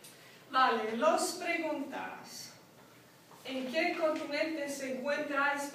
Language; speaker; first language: Spanish; non-native, learner; Swedish